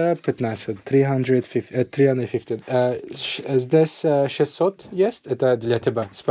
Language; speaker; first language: Russian; non-native, learner; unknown